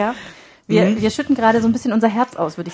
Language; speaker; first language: German; native; German